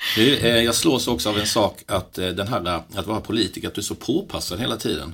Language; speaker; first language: Swedish; native; Swedish